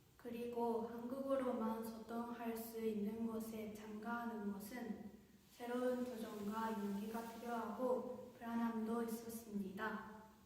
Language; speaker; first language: Korean; non-native, learner; Japanese